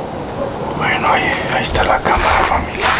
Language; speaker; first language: Spanish; native; Spanish